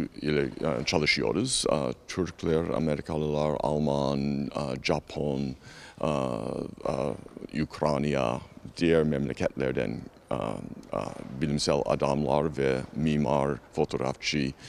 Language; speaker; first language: Turkish; non-native, fluent; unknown